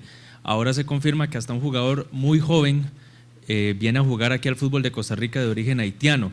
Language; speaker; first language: Spanish; native; Spanish